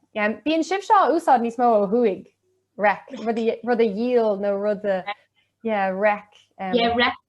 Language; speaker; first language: Irish; non-native, local second language; English